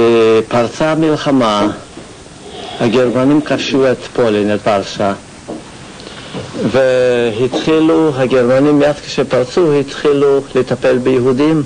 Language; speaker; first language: Hebrew; non-native, fluent; Yiddish